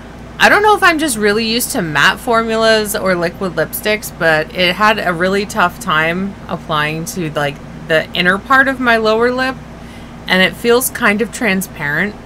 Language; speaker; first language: English; native; English